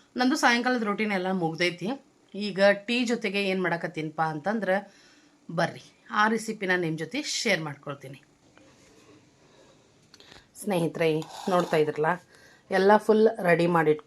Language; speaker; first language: Kannada; native; Kannada